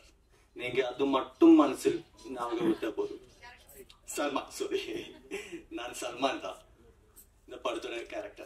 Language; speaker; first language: Tamil; non-native, fluent; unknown